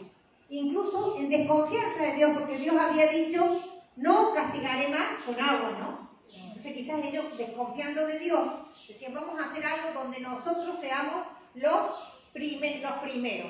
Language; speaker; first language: Spanish; native; Spanish